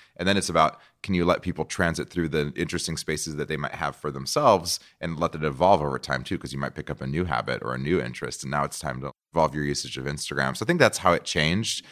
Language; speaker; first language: English; non-native, fluent; Portuguese